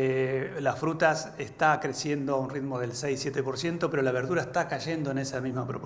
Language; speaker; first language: Spanish; native; Spanish